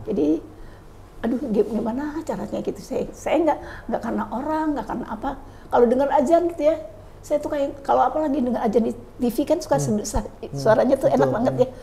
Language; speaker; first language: Indonesian; native; Indonesian